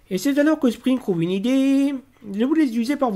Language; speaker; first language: French; native; French